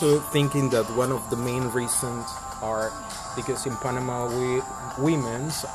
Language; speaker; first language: English; non-native, fluent; Spanish